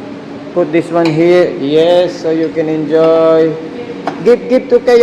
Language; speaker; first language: English; non-native, local second language; Filipino